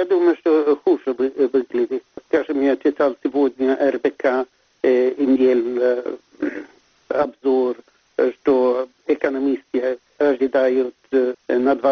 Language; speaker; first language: Russian; non-native, fluent; Swedish